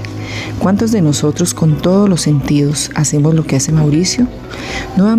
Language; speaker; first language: Spanish; native; Spanish